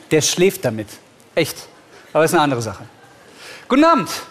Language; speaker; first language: German; native; German